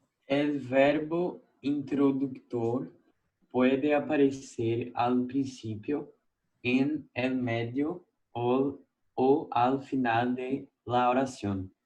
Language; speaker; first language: Spanish; non-native, learner; Portuguese